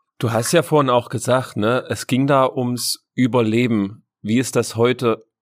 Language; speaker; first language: German; native; German